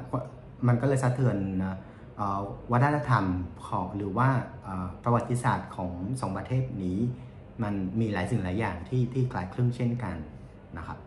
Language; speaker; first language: Thai; non-native, fluent; Vietnamese